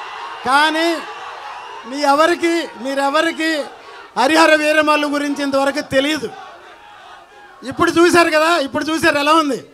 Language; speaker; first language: Telugu; native; Telugu